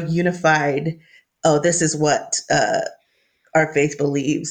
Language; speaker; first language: English; native; English